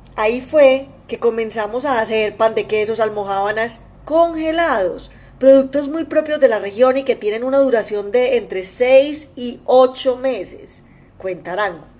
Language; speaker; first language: Spanish; native; Spanish